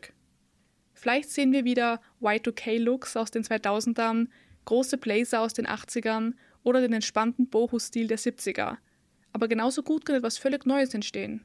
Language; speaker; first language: German; native; German